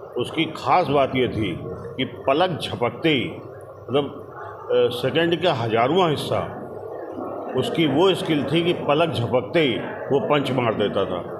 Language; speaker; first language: Hindi; native; Hindi